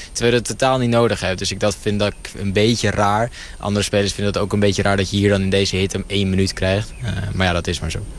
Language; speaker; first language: Dutch; native; Dutch